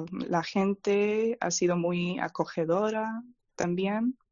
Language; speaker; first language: Spanish; non-native, fluent; English